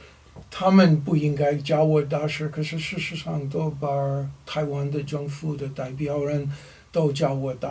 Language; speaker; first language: Chinese; non-native, learner; English